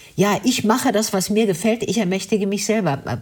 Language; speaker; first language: German; native; German